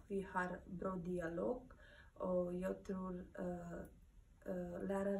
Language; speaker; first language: Swedish; non-native, learner; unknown